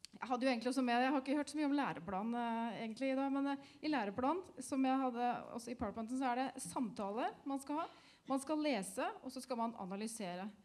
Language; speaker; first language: Norwegian; native; Norwegian